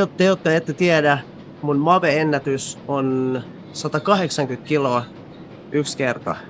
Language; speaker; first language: Finnish; early bilingual, other home language; Kurdish